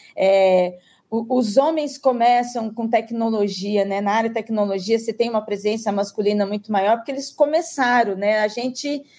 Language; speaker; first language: Portuguese; native; Portuguese